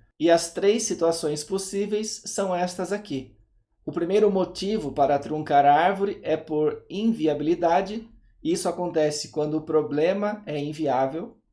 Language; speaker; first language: Portuguese; native; Portuguese